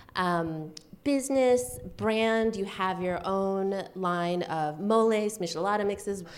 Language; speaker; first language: English; native; English